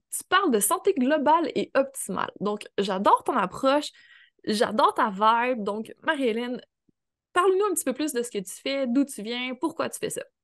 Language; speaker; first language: French; native; French